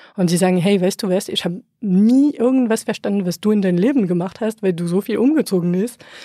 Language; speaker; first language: German; non-native, fluent; French